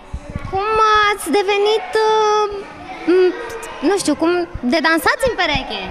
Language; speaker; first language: Romanian; native; Romanian